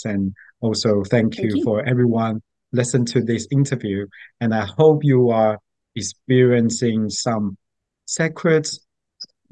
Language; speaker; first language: English; non-native, fluent; Chinese